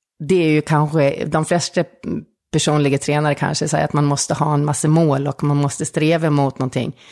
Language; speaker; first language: Swedish; native; Swedish